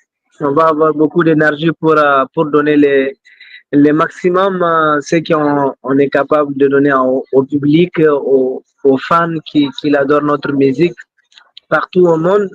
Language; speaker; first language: French; non-native, local second language; Tamasheq